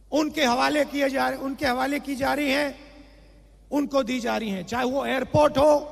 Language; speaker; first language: Hindi; native; Hindi